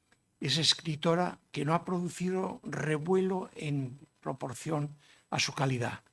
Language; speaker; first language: Spanish; native; Spanish